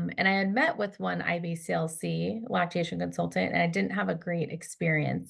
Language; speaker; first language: English; native; English